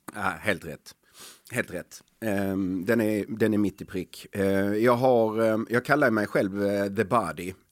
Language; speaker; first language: Swedish; native; Swedish